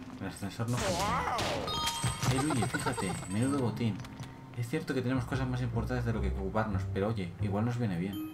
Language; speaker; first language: Spanish; native; Spanish